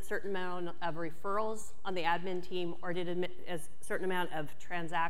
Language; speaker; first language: English; native; English